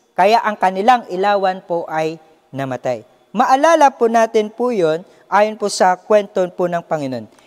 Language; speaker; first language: Filipino; native; Filipino